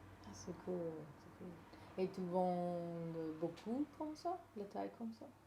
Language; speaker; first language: French; non-native, learner; English